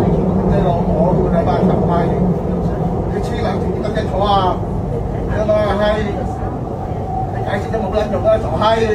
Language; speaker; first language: Cantonese; native; Cantonese